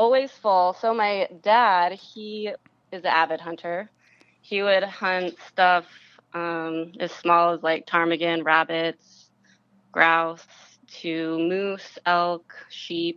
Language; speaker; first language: English; native; English